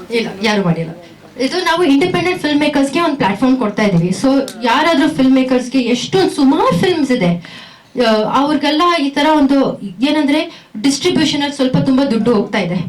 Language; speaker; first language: Kannada; non-native, local second language; Tamil